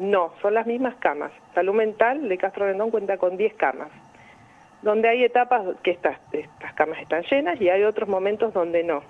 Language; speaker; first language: Spanish; native; Spanish